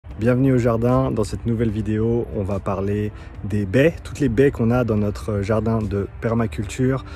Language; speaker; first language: French; native; French